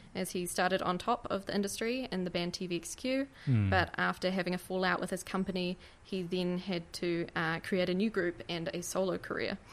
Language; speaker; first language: English; native; English